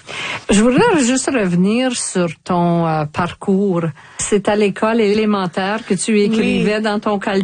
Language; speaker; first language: French; native; French